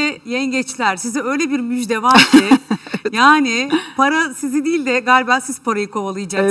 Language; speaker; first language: Turkish; native; Turkish